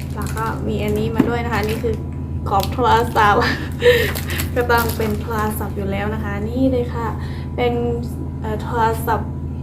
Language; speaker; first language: Thai; non-native, local second language; Khün